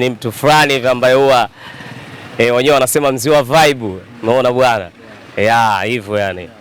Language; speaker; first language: Swahili; native; Swahili